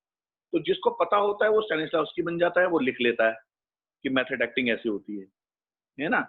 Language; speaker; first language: Hindi; native; Hindi